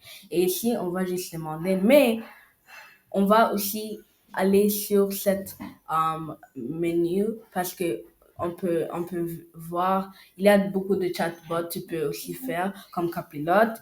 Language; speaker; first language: French; non-native, learner; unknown